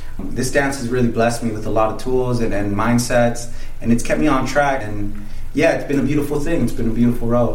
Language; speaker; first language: English; early bilingual, other home language; Spanish